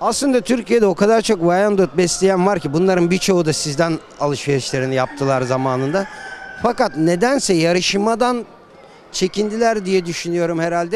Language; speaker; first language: Turkish; native; Turkish